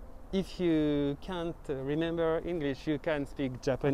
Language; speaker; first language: English; non-native, learner; French